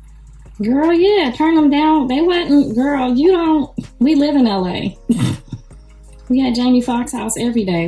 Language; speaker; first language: English; native; English